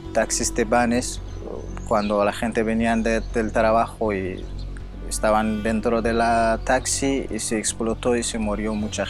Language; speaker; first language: Spanish; non-native, fluent; Persian